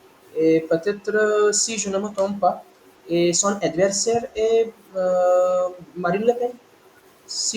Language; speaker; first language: French; non-native, learner; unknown